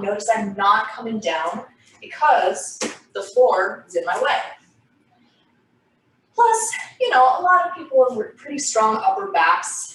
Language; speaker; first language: English; native; English